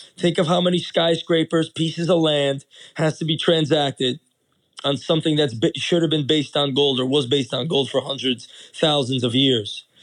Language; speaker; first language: English; early bilingual, other home language; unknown